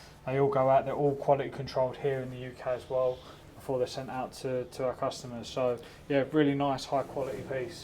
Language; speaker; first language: English; native; English